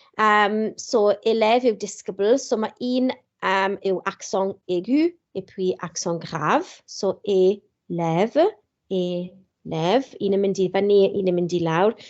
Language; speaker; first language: Welsh; non-native, local second language; English